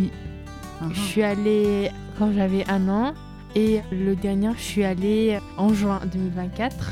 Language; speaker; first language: French; early bilingual, other home language; Turkish